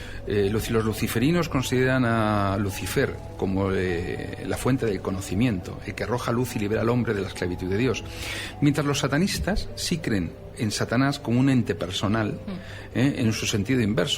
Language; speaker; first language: Spanish; native; Spanish